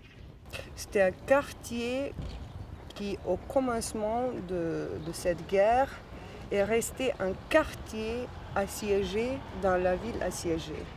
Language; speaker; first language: French; non-native, fluent; Bosnian